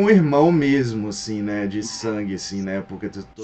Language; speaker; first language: Portuguese; native; Portuguese